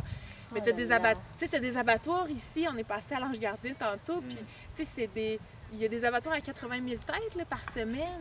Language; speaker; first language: French; native; French